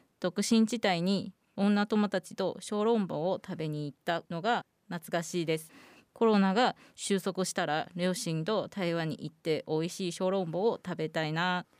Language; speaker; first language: Japanese; non-native, fluent; Chinese